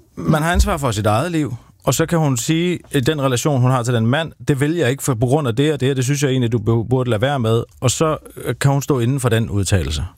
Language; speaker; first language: Danish; native; Danish